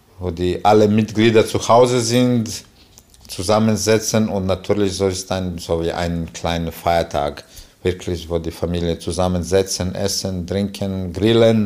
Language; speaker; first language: German; non-native, fluent; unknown